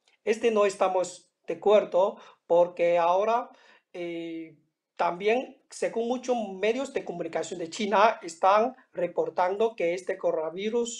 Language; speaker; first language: Spanish; non-native, fluent; Chinese